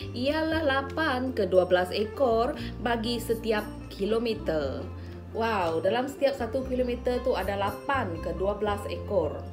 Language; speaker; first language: Malay; non-native, local second language; Iban